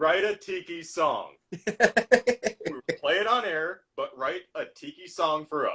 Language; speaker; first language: English; native; English